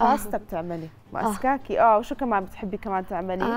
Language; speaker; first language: Arabic; native; Arabic